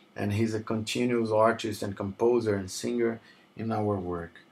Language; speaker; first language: English; non-native, fluent; Portuguese